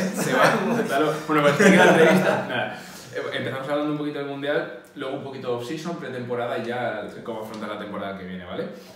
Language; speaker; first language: Spanish; native; Spanish